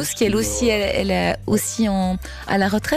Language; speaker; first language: French; native; French